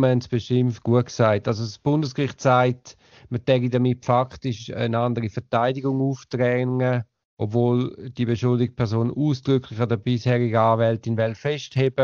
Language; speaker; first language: German; native; German